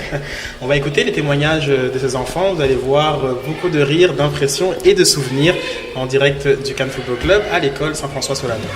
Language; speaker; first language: French; native; French